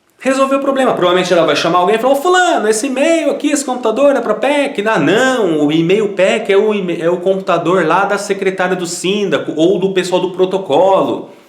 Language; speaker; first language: Portuguese; native; Portuguese